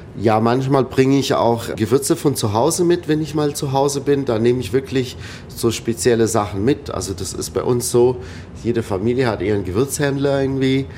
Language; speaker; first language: German; non-native, fluent; Arabic